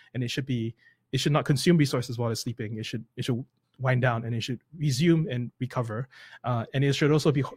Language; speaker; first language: English; native; English